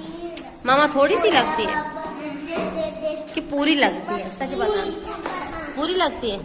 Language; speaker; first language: Hindi; non-native, local second language; Kashmiri